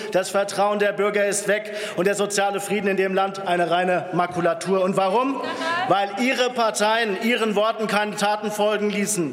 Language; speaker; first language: German; native; German